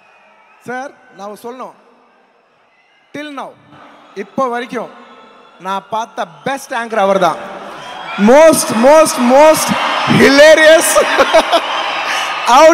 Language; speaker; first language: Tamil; non-native, local second language; Telugu